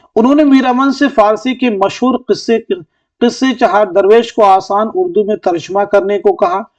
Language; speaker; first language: Urdu; native; Urdu